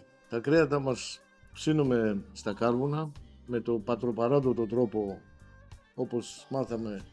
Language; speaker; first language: Greek; non-native, fluent; Armenian